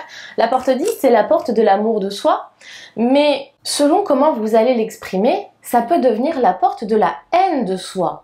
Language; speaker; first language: French; native; French